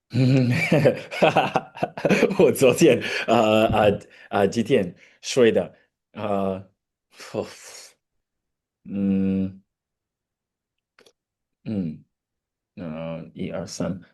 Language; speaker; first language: Chinese; non-native, learner; English